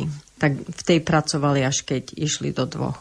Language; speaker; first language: Slovak; early bilingual, heritage; English